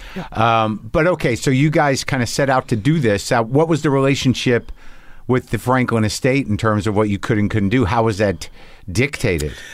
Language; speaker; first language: English; native; English